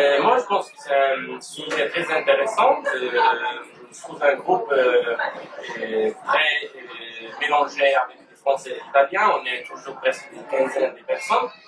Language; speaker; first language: French; non-native, learner; Italian